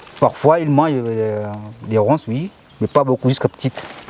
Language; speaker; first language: French; non-native, learner; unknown